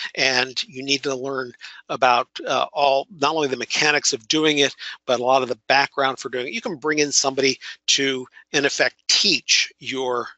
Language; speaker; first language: English; native; English